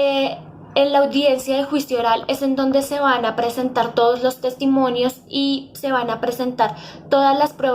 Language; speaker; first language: Spanish; native; Spanish